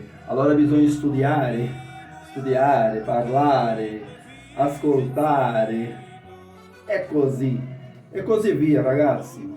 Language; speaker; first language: Italian; non-native, fluent; Portuguese